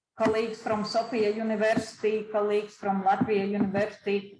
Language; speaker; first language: English; non-native, fluent; Latvian